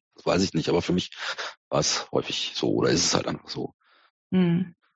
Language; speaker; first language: German; native; German